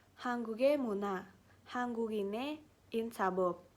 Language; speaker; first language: Korean; non-native, learner; Indonesian